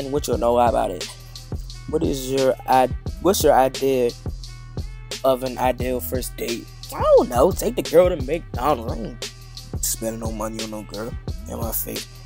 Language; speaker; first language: English; native; English